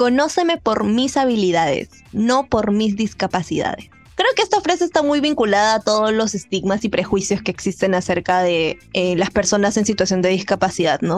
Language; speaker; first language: Spanish; native; Spanish